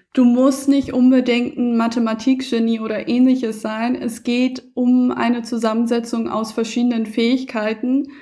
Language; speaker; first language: German; early bilingual, other home language; Persian